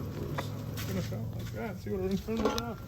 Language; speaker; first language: English; native; English